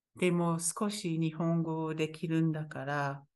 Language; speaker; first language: Japanese; non-native, fluent; Hebrew